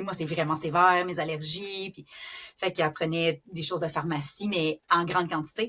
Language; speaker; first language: French; native; French